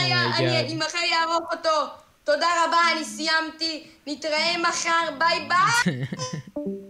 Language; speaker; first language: Hebrew; native; Hebrew